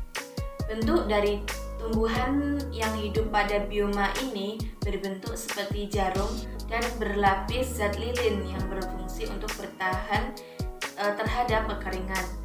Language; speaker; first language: Indonesian; native; Indonesian